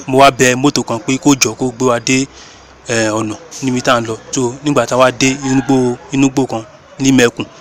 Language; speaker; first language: Yoruba; non-native, local second language; Igbo